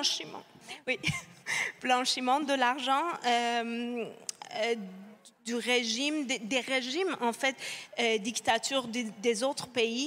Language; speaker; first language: French; non-native, fluent; Persian